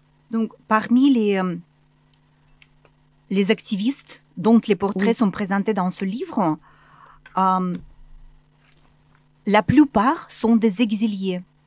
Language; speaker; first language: French; non-native, fluent; Russian